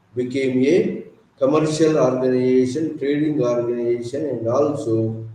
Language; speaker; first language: English; non-native, local second language; Telugu